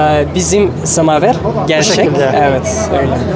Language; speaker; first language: Turkish; non-native, learner; Russian